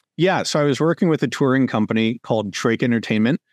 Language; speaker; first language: English; native; English